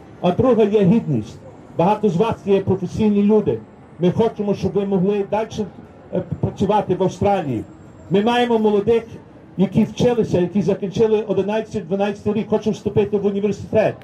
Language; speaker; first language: Ukrainian; early bilingual, heritage; Ukrainian